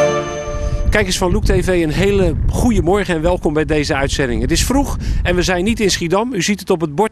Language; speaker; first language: Dutch; native; Dutch